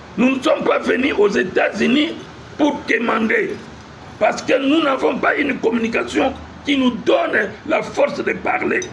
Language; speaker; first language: French; non-native, local second language; Lingala